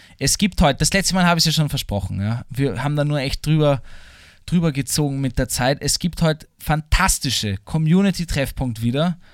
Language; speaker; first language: German; native; German